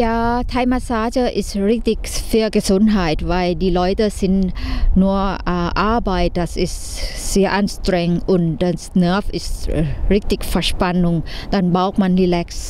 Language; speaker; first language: German; non-native, learner; Thai